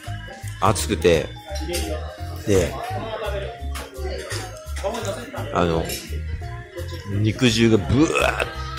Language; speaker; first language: Japanese; native; Japanese